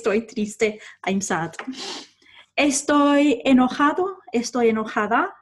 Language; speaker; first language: Spanish; non-native, fluent; English